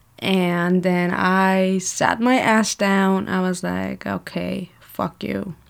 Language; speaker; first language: English; non-native, fluent; Persian